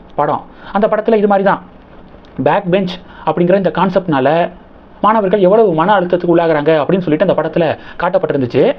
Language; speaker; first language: Tamil; native; Tamil